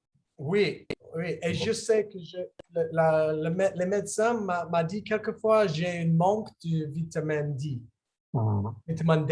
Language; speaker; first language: French; non-native, learner; English